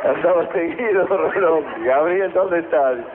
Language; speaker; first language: Spanish; native; Spanish